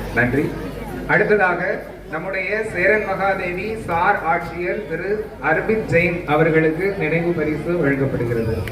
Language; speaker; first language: Tamil; native; Tamil